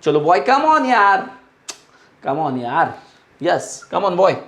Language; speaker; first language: Hindi; non-native, local second language; Marathi